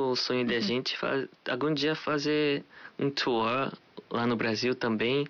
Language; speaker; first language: Portuguese; early bilingual, heritage; Portuguese